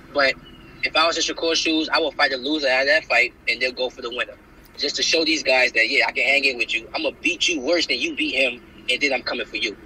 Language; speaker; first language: English; native; English